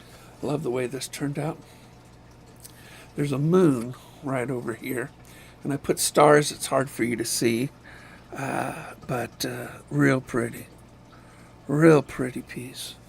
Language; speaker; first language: English; native; English